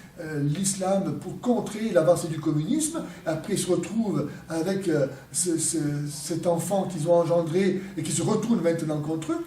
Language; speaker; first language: French; native; French